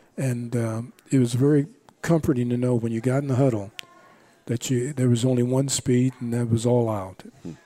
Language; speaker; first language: English; native; English